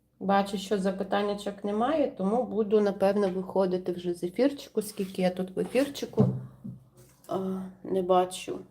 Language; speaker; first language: Ukrainian; non-native, local second language; Russian